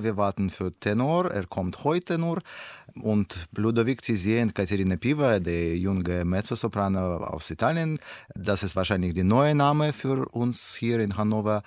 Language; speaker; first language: German; non-native, learner; Russian